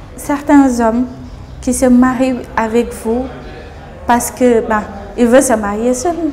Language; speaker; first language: French; non-native, local second language; Wolof